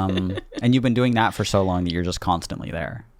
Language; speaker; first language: English; native; English